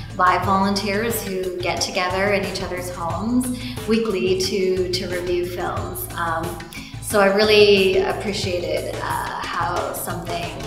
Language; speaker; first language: English; native; English